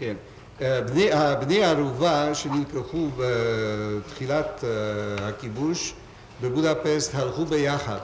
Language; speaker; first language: Hebrew; non-native, fluent; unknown